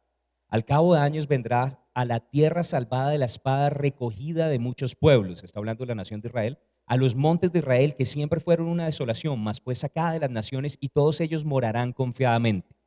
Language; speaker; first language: Spanish; native; Spanish